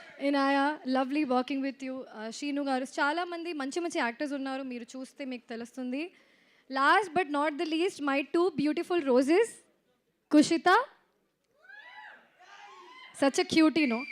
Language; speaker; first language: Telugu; non-native, fluent; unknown